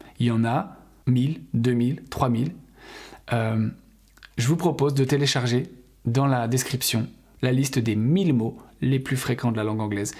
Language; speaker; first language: French; native; French